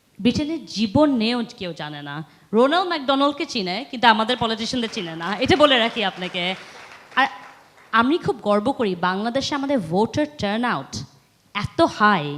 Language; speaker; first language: Bangla; early bilingual, heritage; Bangla